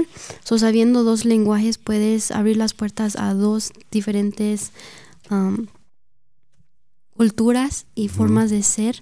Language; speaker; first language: Spanish; early bilingual, heritage; Spanish